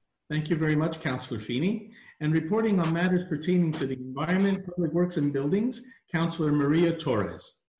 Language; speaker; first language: English; native; English